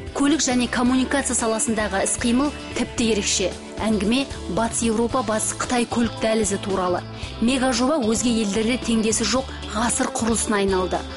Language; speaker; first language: Kazakh; native; Kazakh